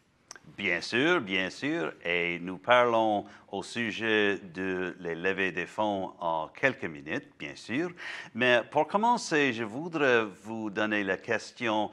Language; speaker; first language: French; non-native, learner; English